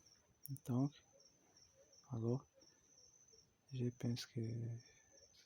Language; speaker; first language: French; non-native, learner; Portuguese